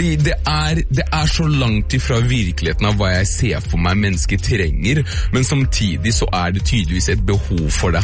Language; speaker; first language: Norwegian; native; Norwegian